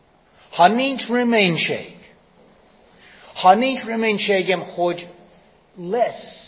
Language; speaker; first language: Hungarian; non-native, fluent; English